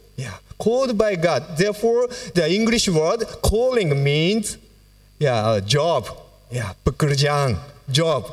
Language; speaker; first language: English; non-native, fluent; Japanese